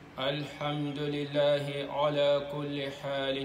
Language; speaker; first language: Arabic; non-native, fluent; Bambara